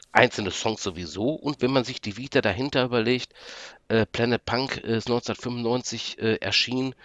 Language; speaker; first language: German; native; German